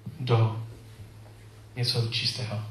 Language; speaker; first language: Czech; non-native, learner; English